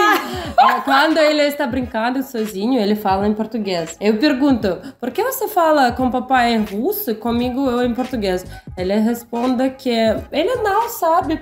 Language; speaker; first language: Portuguese; non-native, learner; Russian